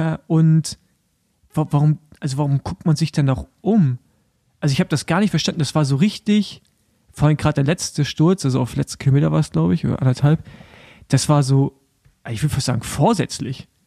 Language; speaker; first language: German; native; German